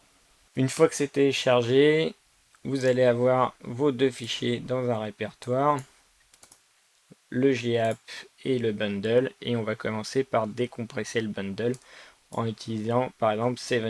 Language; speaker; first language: French; native; French